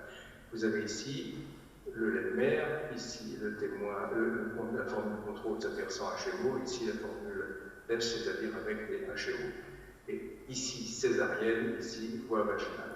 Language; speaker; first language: French; native; French